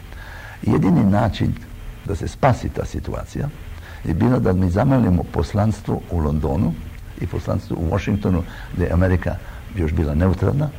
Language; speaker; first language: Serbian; early bilingual, heritage; Croatian